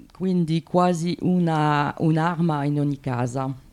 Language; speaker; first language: Italian; native; Italian